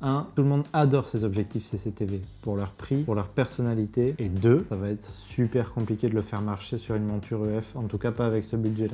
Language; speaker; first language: French; native; French